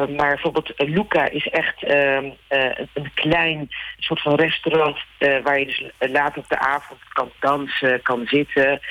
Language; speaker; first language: Dutch; early bilingual, other home language; Turkish